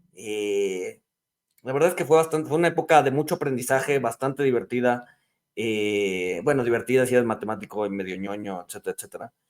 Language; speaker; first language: Spanish; native; Spanish